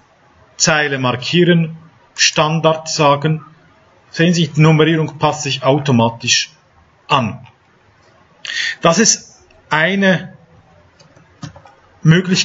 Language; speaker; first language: German; non-native, fluent; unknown